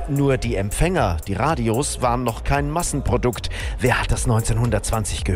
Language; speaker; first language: German; native; German